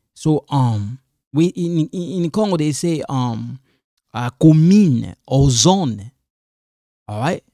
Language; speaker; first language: English; non-native, fluent; Lingala